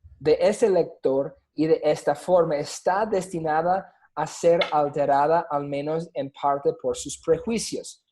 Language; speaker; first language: Spanish; non-native, fluent; English